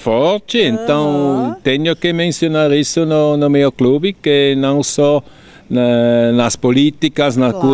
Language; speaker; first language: Portuguese; non-native, fluent; German